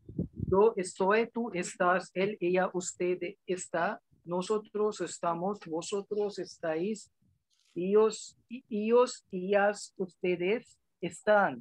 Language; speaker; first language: Spanish; non-native, learner; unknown